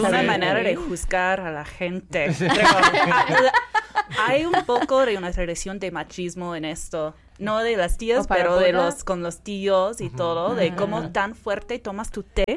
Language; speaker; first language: Spanish; non-native, fluent; English